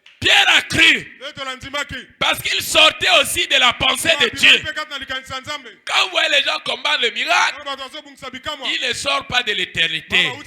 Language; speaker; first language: French; non-native, local second language; Lingala